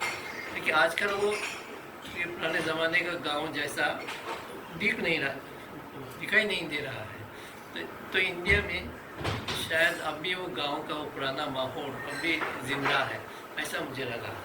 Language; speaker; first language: Hindi; non-native, fluent; Japanese